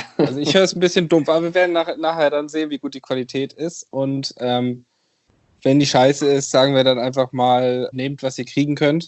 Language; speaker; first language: German; native; German